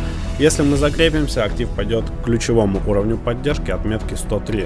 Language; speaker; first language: Russian; native; Russian